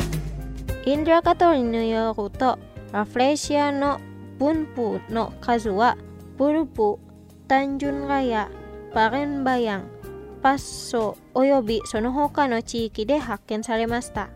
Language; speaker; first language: Japanese; non-native, fluent; Indonesian